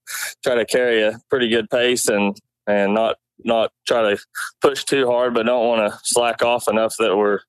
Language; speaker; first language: English; native; English